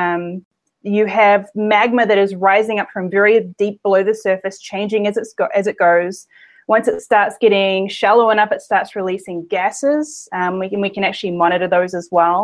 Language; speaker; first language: English; native; English